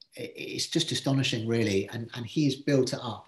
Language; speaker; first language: English; native; English